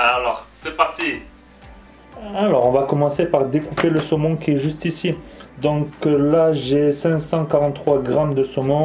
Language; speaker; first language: French; native; French